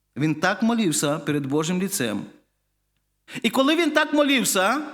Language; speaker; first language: Ukrainian; non-native, fluent; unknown